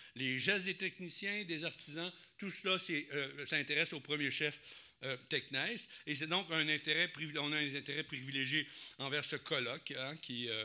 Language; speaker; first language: French; native; French